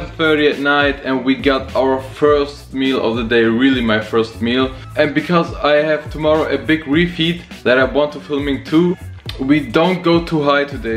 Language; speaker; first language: English; non-native, fluent; German